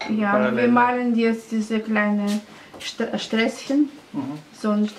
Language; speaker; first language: German; non-native, learner; Russian